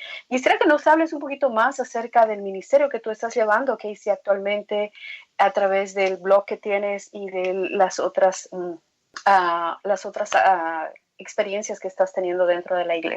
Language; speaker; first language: Spanish; native; Spanish